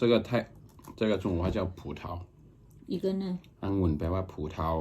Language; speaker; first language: Chinese; non-native, learner; Thai